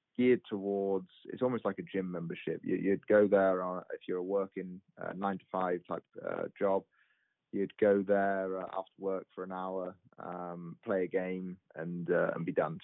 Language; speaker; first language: English; native; English